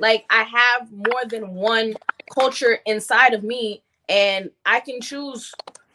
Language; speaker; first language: English; native; English